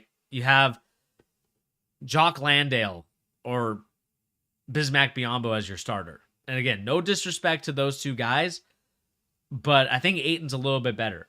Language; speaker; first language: English; native; English